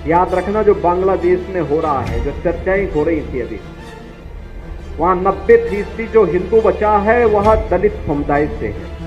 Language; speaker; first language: Hindi; native; Hindi